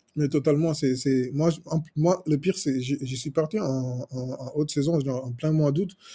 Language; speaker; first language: French; non-native, local second language; Wolof